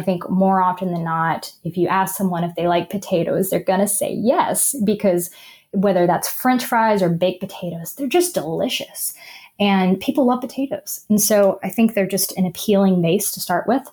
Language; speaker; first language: English; native; English